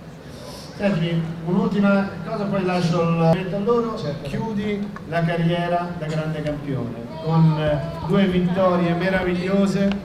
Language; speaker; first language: Italian; native; Italian